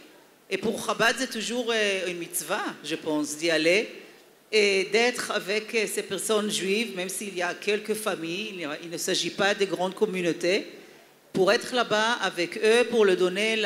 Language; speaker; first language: French; non-native, fluent; Hebrew